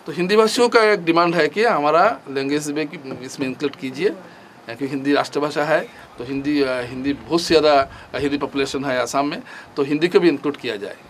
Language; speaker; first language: Hindi; non-native, local second language; Bangla